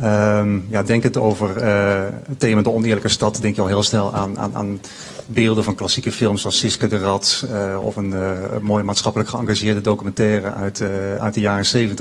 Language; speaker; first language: Dutch; native; Dutch